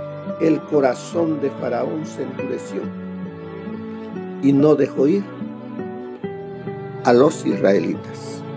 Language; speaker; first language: Spanish; native; Spanish